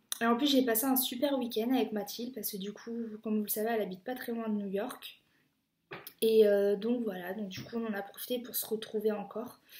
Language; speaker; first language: French; native; French